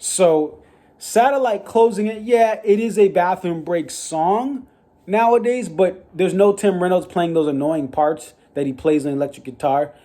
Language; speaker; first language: English; native; English